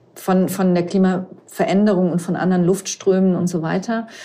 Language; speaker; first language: German; native; German